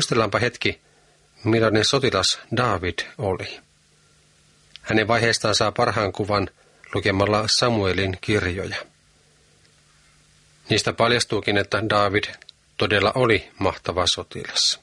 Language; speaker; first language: Finnish; native; Finnish